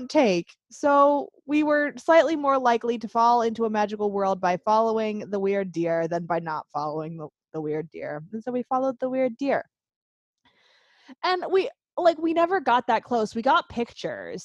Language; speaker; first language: English; native; English